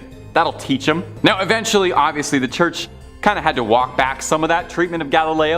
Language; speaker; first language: English; native; English